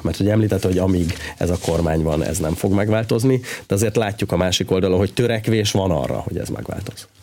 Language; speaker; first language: Hungarian; native; Hungarian